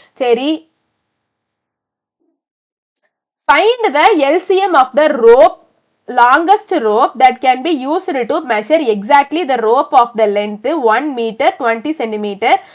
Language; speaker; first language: English; non-native, local second language; Tamil